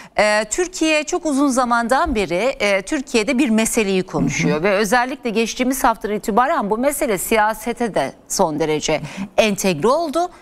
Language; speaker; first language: Turkish; native; Turkish